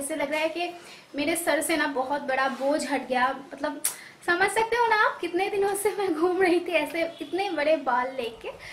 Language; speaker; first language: Hindi; non-native, local second language; Bangla